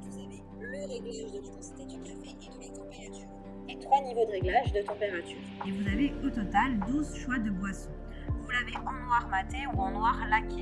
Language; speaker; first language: French; native; French